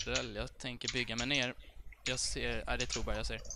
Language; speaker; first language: Swedish; native; Swedish